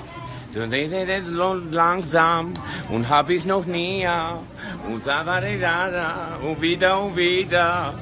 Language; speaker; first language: German; non-native, learner; Georgian